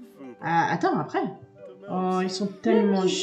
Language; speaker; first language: French; native; French